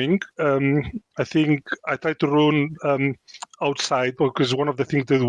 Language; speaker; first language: English; non-native, fluent; Spanish